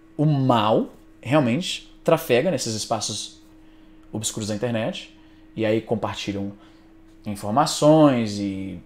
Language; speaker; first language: Portuguese; native; Portuguese